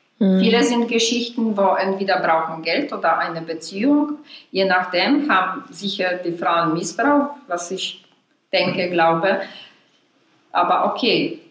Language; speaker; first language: German; non-native, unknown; Polish